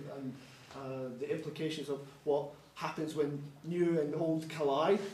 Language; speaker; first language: English; native; English